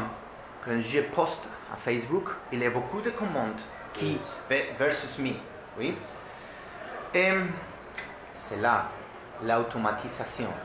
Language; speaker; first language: French; non-native, learner; Spanish